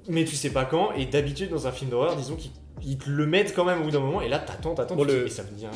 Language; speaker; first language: French; native; French